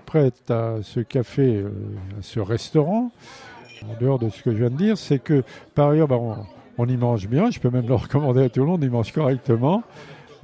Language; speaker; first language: French; native; French